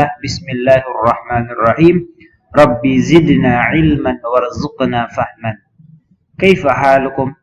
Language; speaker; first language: Arabic; non-native, fluent; Indonesian